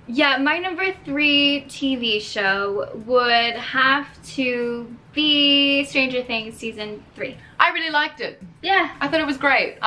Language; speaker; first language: English; native; English